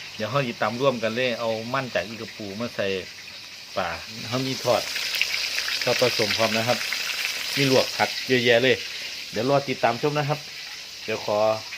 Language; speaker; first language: Thai; non-native, local second language; Northeastern Thai